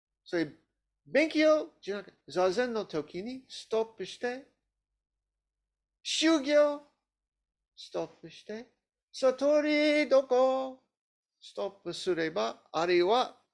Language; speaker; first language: Japanese; non-native, learner; English